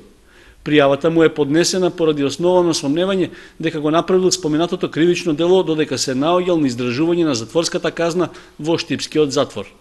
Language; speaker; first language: Macedonian; native; Macedonian